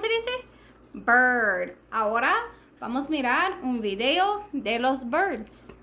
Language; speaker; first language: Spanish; non-native, learner; English